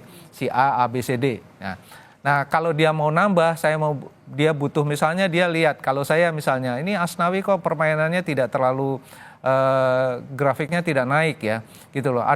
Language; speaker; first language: Indonesian; native; Indonesian